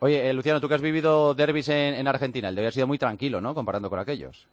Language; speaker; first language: Spanish; native; Spanish